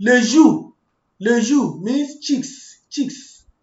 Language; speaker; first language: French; non-native, fluent; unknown